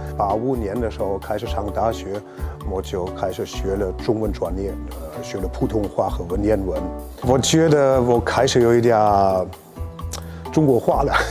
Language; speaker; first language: Chinese; non-native, fluent; German